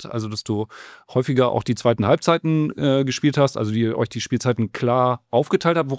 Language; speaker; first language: German; native; German